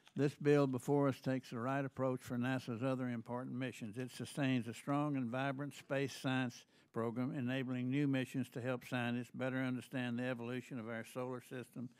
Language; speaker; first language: English; native; English